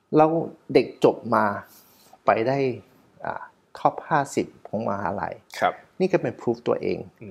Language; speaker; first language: Thai; non-native, fluent; Chinese